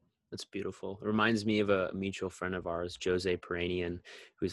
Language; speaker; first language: English; native; English